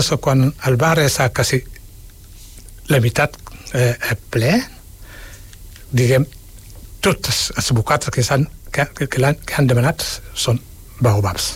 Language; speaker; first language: Catalan; non-native, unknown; Wolof